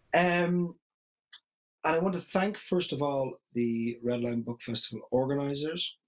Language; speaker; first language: English; native; English